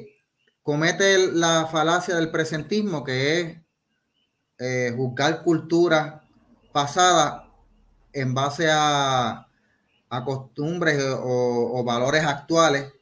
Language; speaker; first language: Spanish; native; Spanish